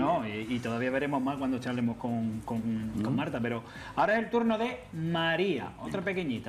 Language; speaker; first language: Spanish; native; Spanish